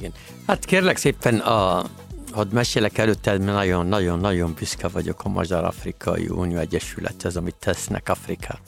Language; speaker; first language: Hungarian; non-native, learner; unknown